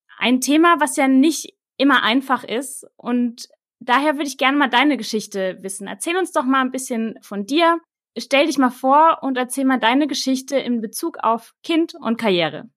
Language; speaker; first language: German; native; German